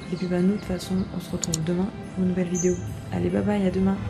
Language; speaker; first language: French; native; French